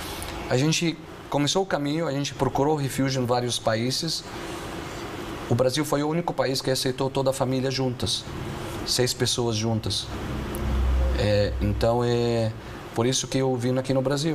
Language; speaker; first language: Portuguese; non-native, fluent; Arabic